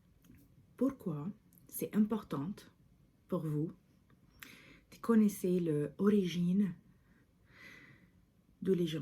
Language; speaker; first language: French; non-native, fluent; English